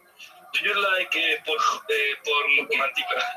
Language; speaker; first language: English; non-native, learner; Spanish